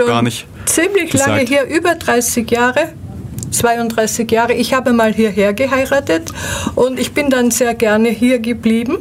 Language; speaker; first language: German; native; German